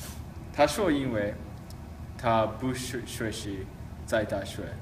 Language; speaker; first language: Chinese; non-native, learner; English